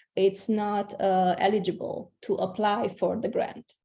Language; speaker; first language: English; non-native, fluent; Romanian